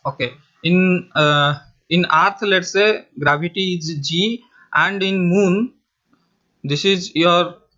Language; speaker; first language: English; non-native, local second language; Hindi